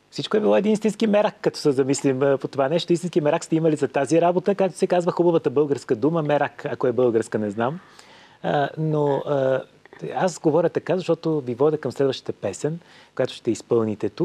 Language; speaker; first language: Bulgarian; native; Bulgarian